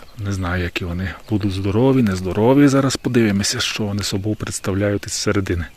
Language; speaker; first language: Ukrainian; native; Ukrainian